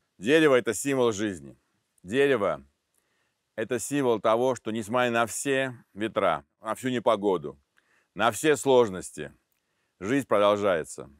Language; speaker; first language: Russian; non-native, local second language; Armenian